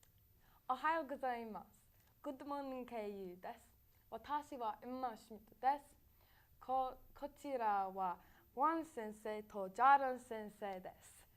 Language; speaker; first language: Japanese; non-native, learner; English